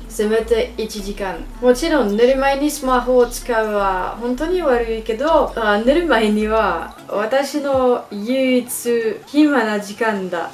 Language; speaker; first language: Japanese; non-native, learner; French